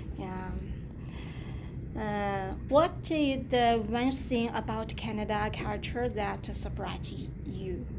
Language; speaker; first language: English; non-native, learner; Chinese